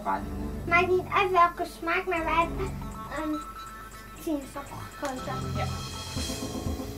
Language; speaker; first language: Dutch; non-native, learner; Arabic